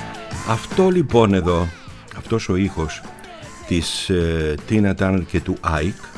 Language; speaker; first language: Greek; native; Greek